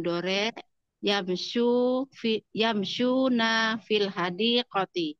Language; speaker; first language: Arabic; non-native, learner; Indonesian